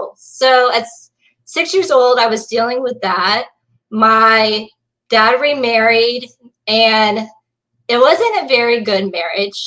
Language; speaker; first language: English; native; English